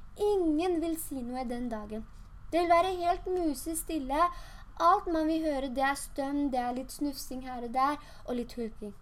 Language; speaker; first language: Norwegian; early bilingual, other home language; Urdu